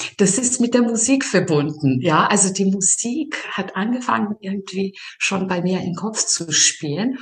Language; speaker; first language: German; non-native, fluent; Serbian